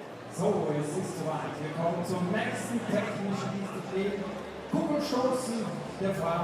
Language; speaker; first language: German; native; German